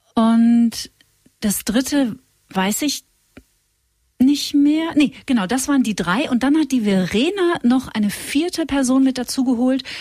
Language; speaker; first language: German; native; German